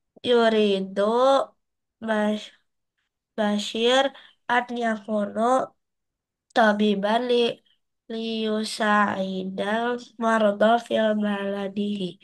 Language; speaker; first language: Arabic; non-native, learner; Indonesian